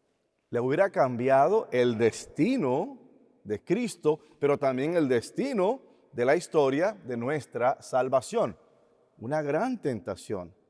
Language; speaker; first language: Spanish; native; Spanish